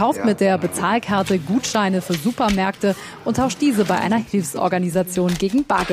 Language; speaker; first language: German; native; German